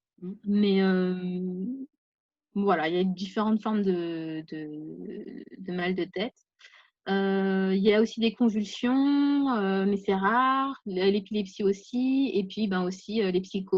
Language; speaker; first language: French; native; French